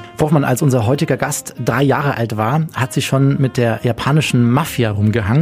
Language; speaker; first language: German; native; German